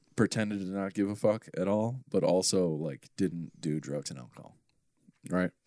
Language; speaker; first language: English; native; English